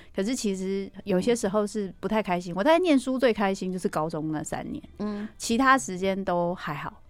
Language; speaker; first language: Chinese; native; Chinese